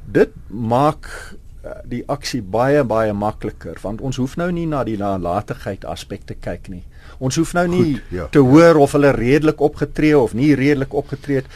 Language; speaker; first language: Afrikaans; non-native, local second language; English